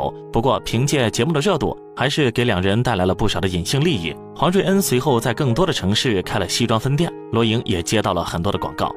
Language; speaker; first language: Chinese; native; Chinese